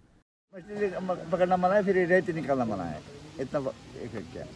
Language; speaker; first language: Hindi; non-native, local second language; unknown